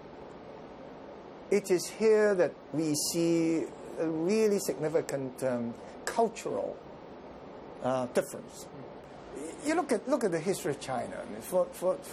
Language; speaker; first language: English; non-native, local second language; Cantonese